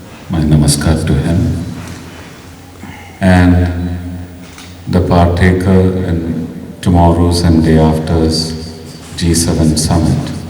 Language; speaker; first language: English; non-native, local second language; Malayalam